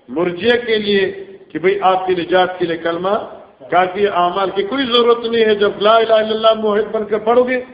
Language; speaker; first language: Urdu; non-native, local second language; Northern Hindko